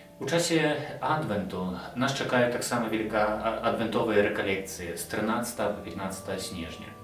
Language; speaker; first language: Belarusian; non-native, local second language; Russian